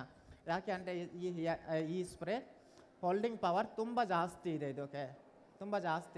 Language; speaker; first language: Kannada; non-native, learner; Bangla